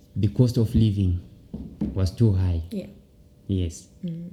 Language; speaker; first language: English; non-native, local second language; Shona